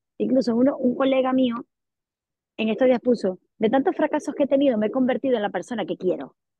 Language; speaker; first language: Spanish; native; Spanish